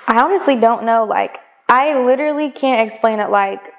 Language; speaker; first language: English; native; English